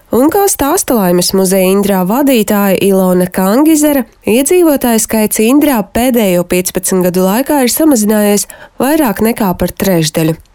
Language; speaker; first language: Latvian; native; Latvian